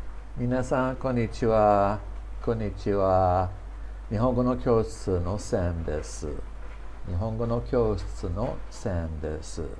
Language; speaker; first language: Japanese; non-native, fluent; English